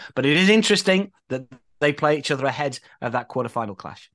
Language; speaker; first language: English; native; English